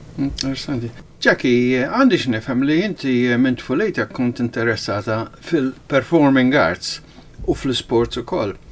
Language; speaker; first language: Maltese; early bilingual, heritage; Maltese